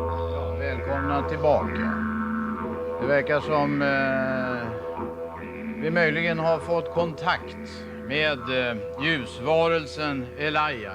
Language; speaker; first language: Swedish; native; Swedish